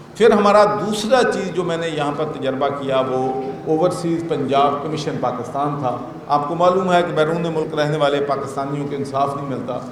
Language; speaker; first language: Urdu; non-native, local second language; Punjabi